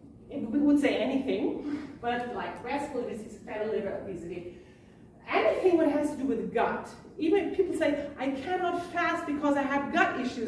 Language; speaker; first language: English; non-native, fluent; German